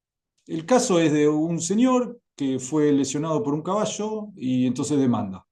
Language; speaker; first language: Spanish; native; Spanish